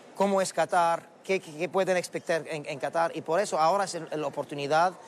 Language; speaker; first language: Spanish; non-native, fluent; Arabic